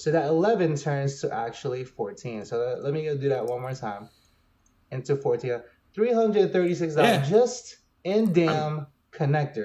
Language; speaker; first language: English; native; English